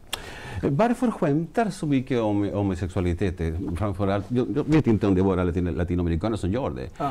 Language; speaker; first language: Swedish; non-native, fluent; Spanish